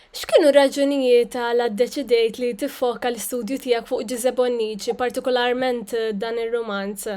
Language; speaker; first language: Maltese; native; Maltese